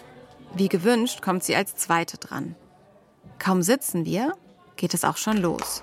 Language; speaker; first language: German; native; German